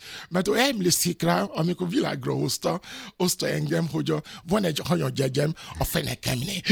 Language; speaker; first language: Hungarian; non-native, learner; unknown